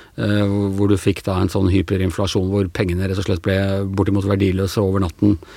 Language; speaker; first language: Norwegian; native; Norwegian